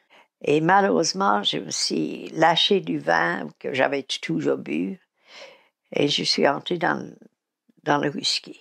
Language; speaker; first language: French; non-native, fluent; English